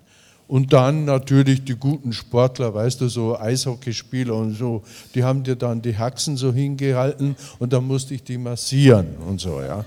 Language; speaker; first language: German; native; German